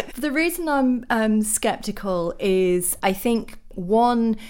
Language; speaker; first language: English; native; English